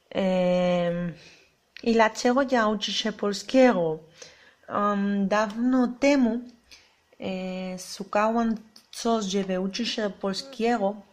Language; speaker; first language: Polish; non-native, learner; Spanish